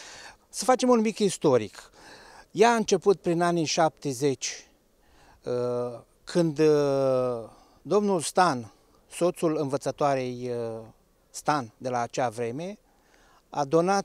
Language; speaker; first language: Romanian; native; Romanian